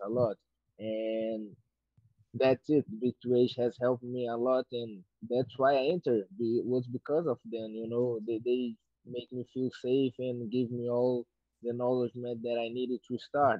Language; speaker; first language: English; non-native, fluent; Portuguese